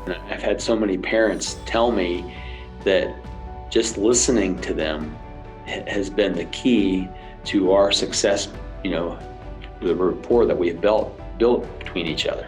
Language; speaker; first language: English; native; English